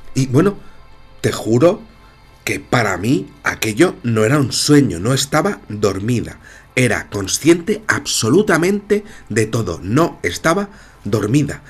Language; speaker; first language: Spanish; native; Spanish